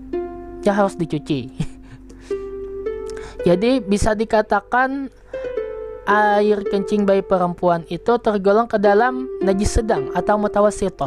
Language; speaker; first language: Indonesian; native; Indonesian